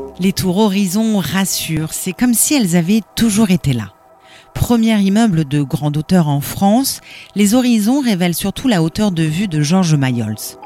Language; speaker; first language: French; native; French